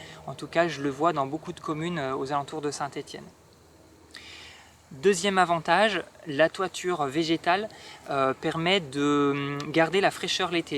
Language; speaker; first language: French; native; French